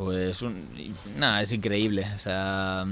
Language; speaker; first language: Spanish; native; Spanish